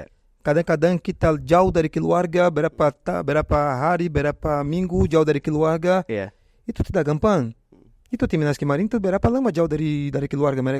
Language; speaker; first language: Indonesian; non-native, fluent; Portuguese